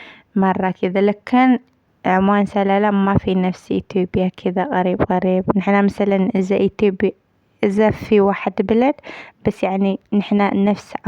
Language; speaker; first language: Arabic; non-native, learner; Amharic